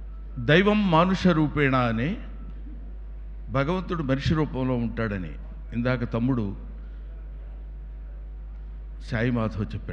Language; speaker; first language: Telugu; native; Telugu